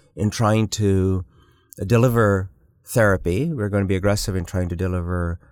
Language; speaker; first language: English; early bilingual, other home language; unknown